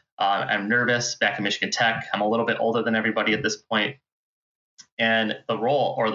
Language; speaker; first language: English; native; English